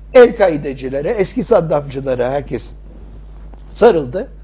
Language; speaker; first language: Turkish; early bilingual, other home language; English